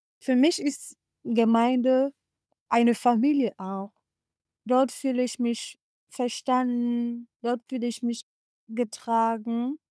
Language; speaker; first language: German; non-native, fluent; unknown